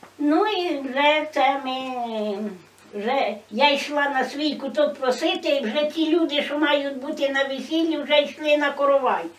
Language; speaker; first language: Ukrainian; native; Ukrainian